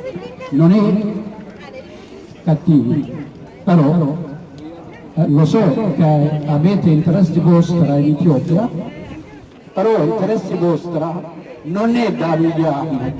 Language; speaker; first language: Italian; non-native, learner; Oromo